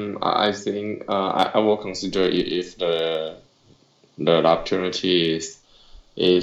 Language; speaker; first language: English; non-native, learner; Chinese